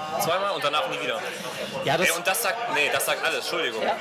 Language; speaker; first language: German; native; German